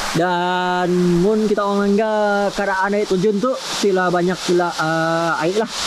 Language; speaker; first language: Malay; native; Malay